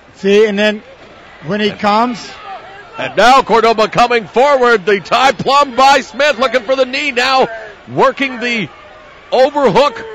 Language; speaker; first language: English; native; English